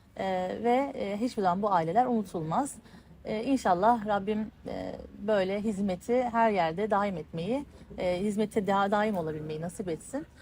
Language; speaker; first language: Turkish; native; Turkish